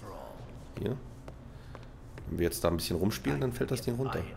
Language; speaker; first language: German; native; German